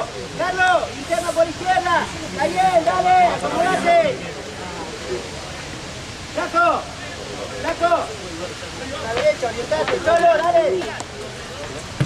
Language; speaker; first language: Spanish; native; Spanish